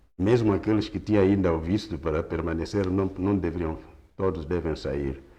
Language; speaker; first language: Portuguese; non-native, local second language; Kongo